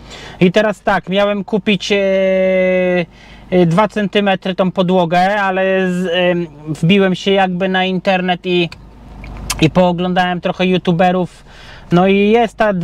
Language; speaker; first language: Polish; native; Polish